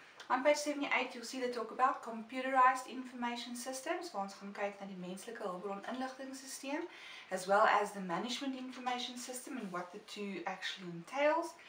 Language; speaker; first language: English; non-native, local second language; Afrikaans